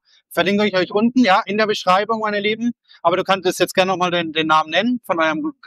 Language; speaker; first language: German; native; German